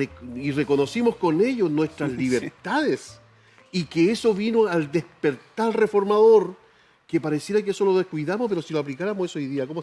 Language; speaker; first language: Spanish; native; Spanish